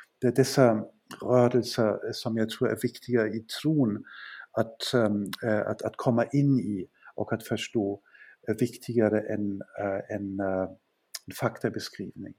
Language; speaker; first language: Swedish; non-native, fluent; German